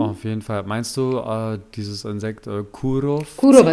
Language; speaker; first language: German; native; German